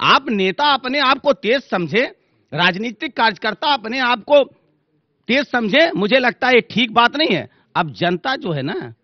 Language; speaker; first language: Hindi; native; Hindi